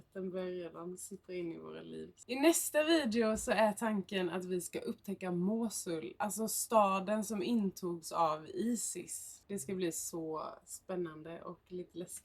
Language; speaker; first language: Swedish; native; Swedish